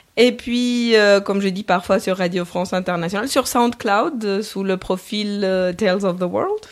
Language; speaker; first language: French; non-native, fluent; Romanian